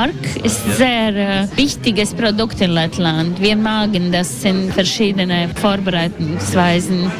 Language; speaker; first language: German; non-native, learner; Latvian